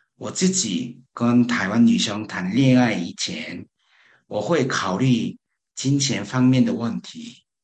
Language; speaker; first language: Chinese; non-native, learner; Korean